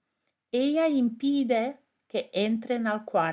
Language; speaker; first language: Spanish; non-native, fluent; English